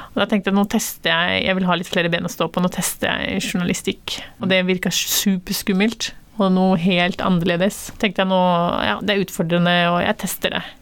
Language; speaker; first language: Norwegian; early bilingual, other home language; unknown